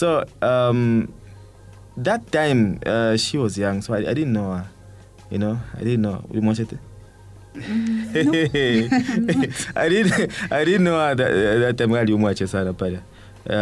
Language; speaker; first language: English; non-native, local second language; Bemba